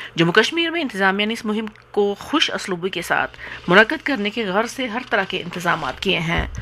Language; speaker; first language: Urdu; non-native, local second language; Kashmiri